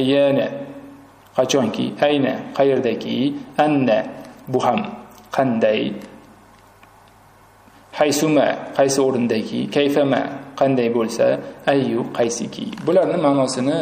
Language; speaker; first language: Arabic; non-native, fluent; Uzbek